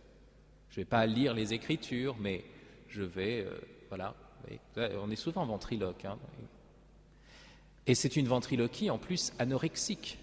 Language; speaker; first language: French; native; French